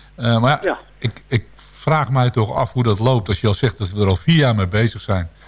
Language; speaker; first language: Dutch; native; Dutch